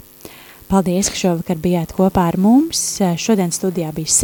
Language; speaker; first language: Latvian; native; Latvian